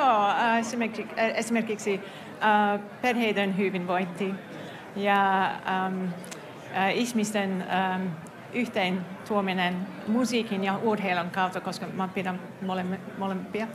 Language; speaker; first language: Finnish; non-native, fluent; English